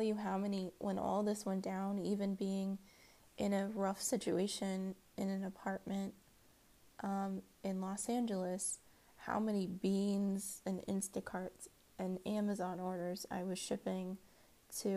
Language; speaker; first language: English; native; English